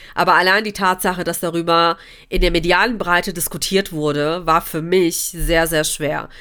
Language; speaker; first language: German; native; German